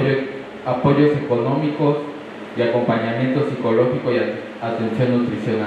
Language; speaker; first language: Spanish; native; Spanish